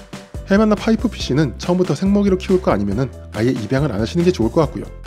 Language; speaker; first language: Korean; native; Korean